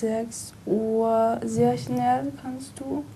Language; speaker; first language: German; non-native, learner; Portuguese